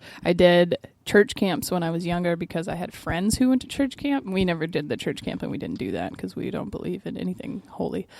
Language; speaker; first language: English; native; English